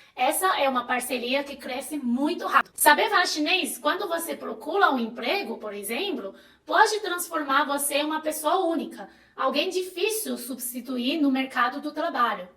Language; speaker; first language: Portuguese; non-native, fluent; Chinese